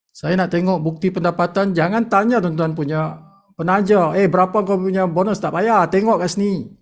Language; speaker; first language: Malay; native; Malay